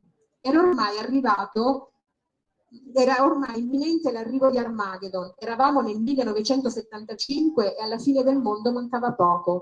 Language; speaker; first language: Italian; native; Italian